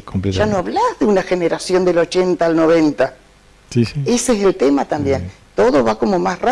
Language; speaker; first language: Spanish; native; Spanish